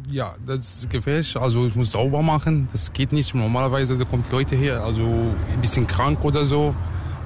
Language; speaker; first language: German; non-native, learner; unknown